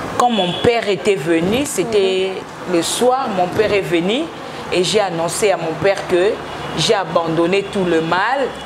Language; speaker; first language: French; non-native, local second language; Lingala